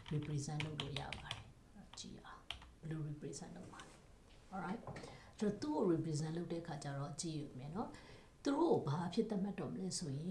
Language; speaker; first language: Burmese; native; Burmese